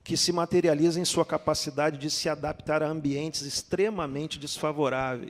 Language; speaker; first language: Portuguese; native; Portuguese